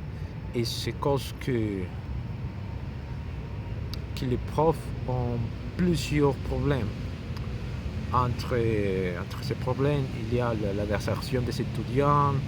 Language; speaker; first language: French; non-native, learner; Spanish